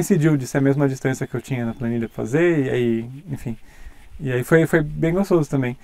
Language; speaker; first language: Portuguese; native; Portuguese